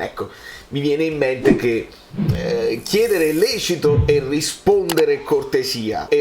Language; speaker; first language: Italian; native; Italian